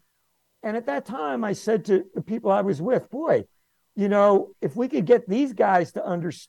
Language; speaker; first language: English; native; English